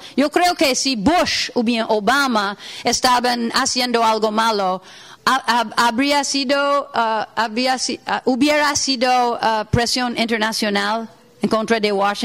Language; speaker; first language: Spanish; non-native, fluent; English